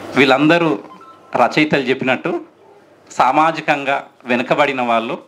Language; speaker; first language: Telugu; native; Telugu